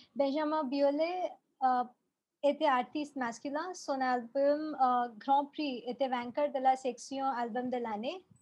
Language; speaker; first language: French; non-native, fluent; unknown